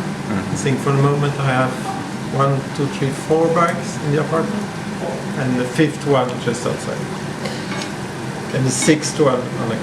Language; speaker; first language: English; non-native, fluent; Swedish